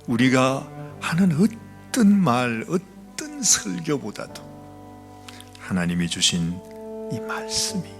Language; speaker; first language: Korean; native; Korean